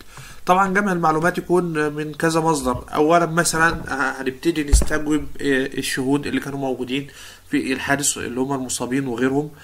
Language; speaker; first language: Arabic; native; Arabic